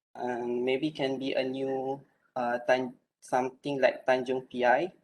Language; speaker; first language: English; non-native, local second language; Malay